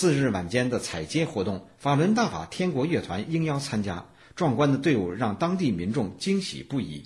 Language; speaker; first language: Chinese; native; Chinese